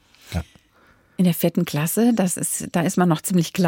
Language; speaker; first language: German; native; German